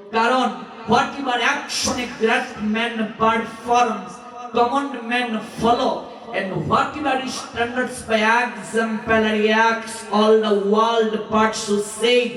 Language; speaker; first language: English; non-native, local second language; Bangla